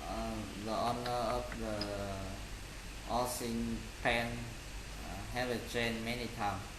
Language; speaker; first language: English; non-native, learner; Vietnamese